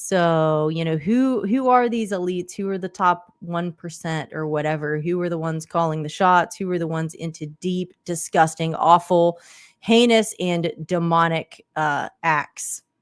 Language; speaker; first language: English; native; English